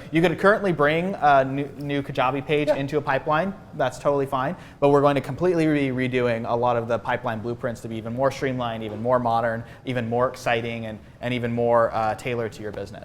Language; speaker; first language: English; native; English